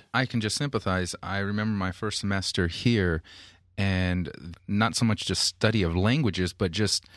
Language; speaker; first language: English; native; English